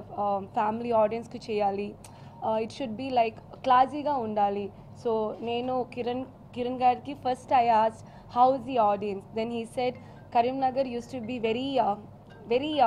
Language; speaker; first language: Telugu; non-native, local second language; Malayalam